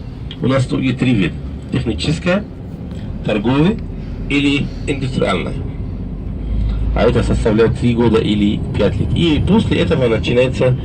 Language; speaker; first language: Russian; non-native, fluent; Arabic